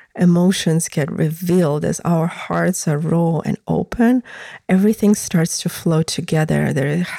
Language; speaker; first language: English; non-native, fluent; Russian